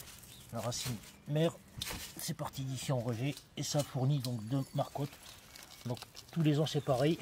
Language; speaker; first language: French; native; French